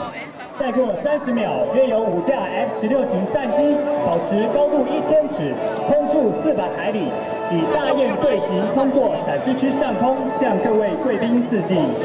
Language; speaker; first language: Chinese; native; Chinese